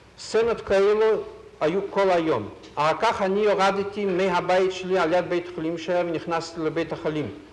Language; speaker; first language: Hebrew; non-native, fluent; Yiddish